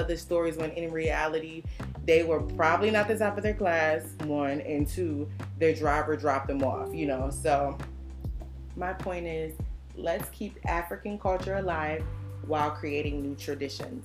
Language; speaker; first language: English; native; English